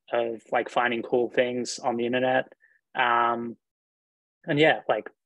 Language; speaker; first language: English; native; English